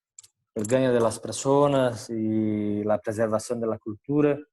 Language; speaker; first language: Spanish; non-native, fluent; Portuguese